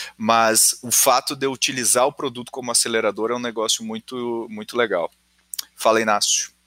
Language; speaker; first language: Portuguese; native; Portuguese